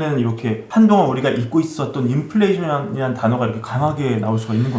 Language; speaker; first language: Korean; native; Korean